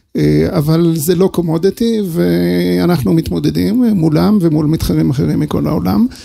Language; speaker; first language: Hebrew; early bilingual, other home language; English